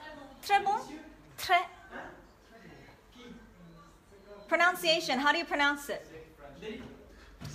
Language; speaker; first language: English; early bilingual, other home language; Korean